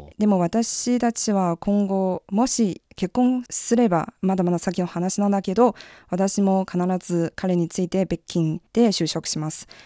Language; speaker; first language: Japanese; non-native, fluent; Chinese